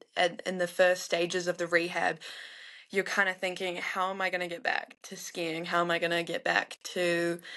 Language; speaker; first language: English; native; English